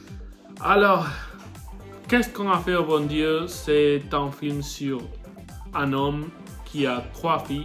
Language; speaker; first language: French; non-native, learner; Spanish